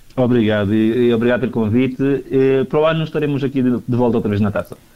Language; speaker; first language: Portuguese; non-native, local second language; Kabuverdianu